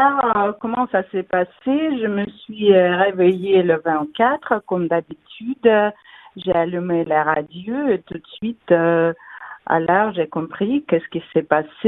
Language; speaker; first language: French; non-native, fluent; Russian